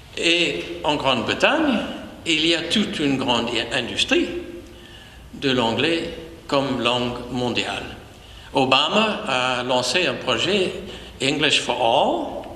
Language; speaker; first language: French; non-native, fluent; English